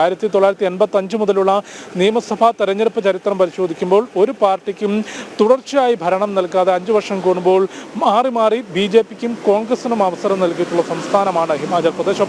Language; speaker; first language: Malayalam; native; Malayalam